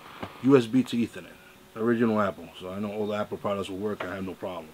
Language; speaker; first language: English; native; English